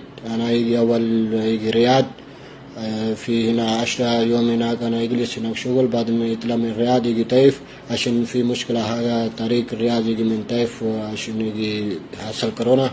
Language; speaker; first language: Arabic; non-native, learner; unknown